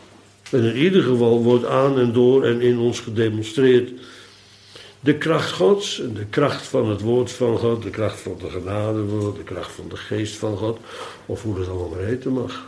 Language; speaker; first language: Dutch; native; Dutch